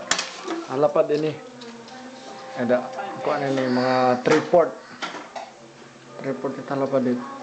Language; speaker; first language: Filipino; non-native, local second language; Bikol